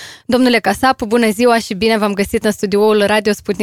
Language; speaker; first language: Romanian; native; Romanian